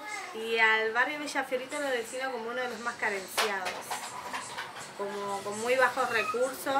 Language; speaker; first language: Spanish; native; Spanish